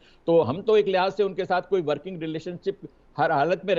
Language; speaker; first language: Urdu; native; Urdu